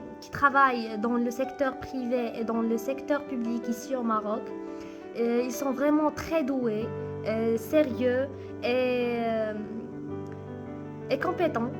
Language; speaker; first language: French; non-native, local second language; Arabic